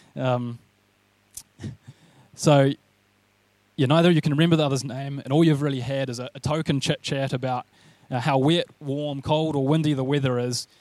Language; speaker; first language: English; native; English